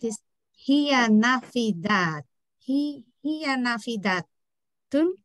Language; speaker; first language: Arabic; non-native, learner; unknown